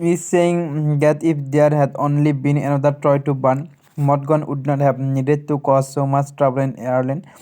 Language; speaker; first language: English; non-native, local second language; Assamese